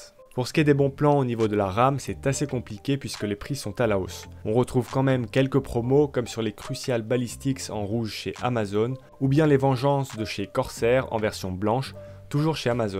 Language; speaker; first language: French; native; French